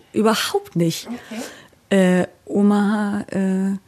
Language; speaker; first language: German; native; German